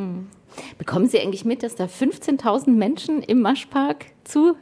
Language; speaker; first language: German; native; German